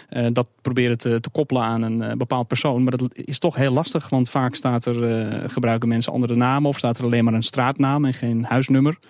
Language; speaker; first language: Dutch; native; Dutch